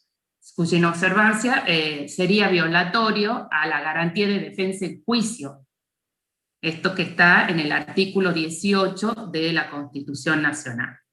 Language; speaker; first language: Spanish; native; Spanish